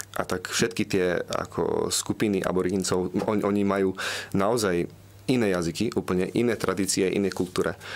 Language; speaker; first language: Slovak; early bilingual, heritage; Slovak